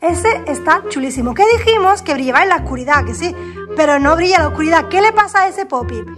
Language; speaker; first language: Spanish; native; Spanish